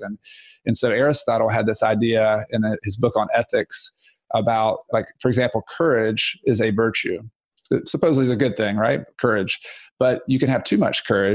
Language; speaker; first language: English; native; English